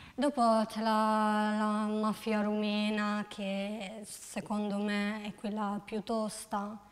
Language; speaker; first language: Italian; non-native, fluent; Albanian